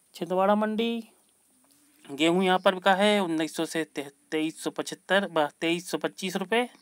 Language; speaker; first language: Hindi; native; Hindi